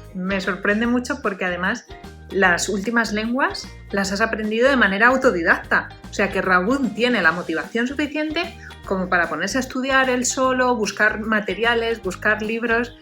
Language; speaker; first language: Spanish; native; Spanish